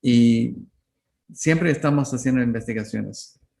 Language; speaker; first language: Spanish; non-native, learner; English